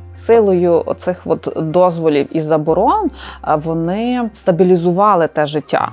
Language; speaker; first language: Ukrainian; native; Ukrainian